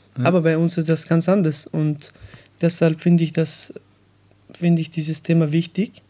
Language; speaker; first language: German; non-native, learner; Persian